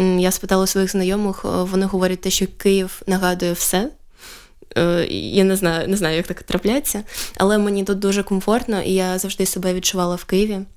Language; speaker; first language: Ukrainian; non-native, local second language; Russian